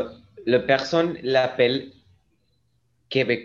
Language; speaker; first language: French; non-native, learner; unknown